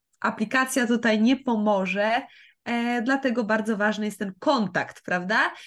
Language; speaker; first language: Polish; native; Polish